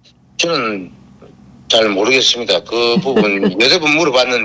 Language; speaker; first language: Korean; native; Korean